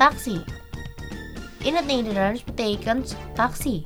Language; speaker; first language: Dutch; non-native, fluent; Indonesian